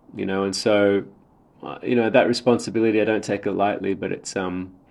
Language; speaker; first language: English; native; English